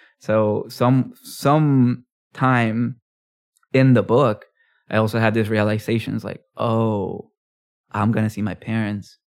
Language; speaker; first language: English; early bilingual, other home language; Spanish